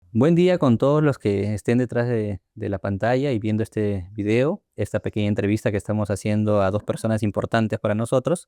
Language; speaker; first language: Spanish; native; Spanish